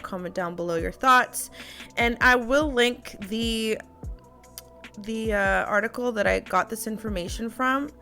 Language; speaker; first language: English; native; English